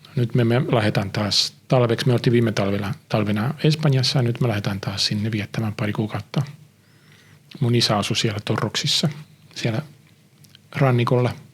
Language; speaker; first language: Finnish; early bilingual, heritage; Finnish